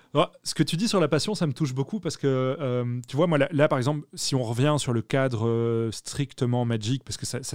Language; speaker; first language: French; native; French